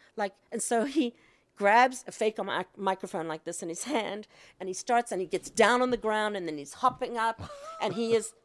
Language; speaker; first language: English; native; English